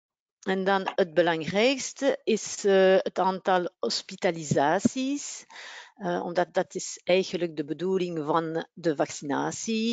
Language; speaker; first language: Dutch; non-native, local second language; French